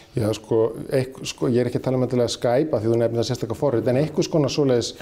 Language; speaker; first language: Icelandic; native; Icelandic